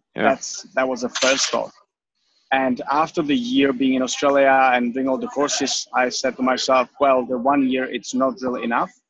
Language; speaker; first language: English; non-native, fluent; Czech